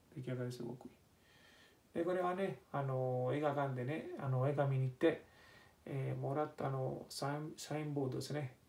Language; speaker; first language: Japanese; non-native, fluent; Italian